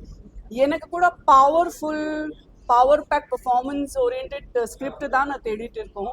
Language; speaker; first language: Tamil; non-native, fluent; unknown